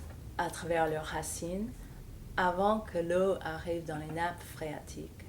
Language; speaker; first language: French; non-native, fluent; English